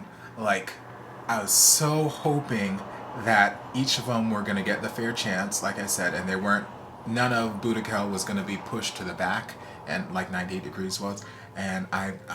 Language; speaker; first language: English; native; English